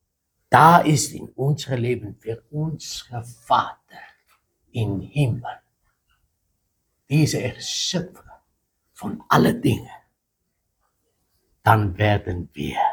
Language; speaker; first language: German; non-native, fluent; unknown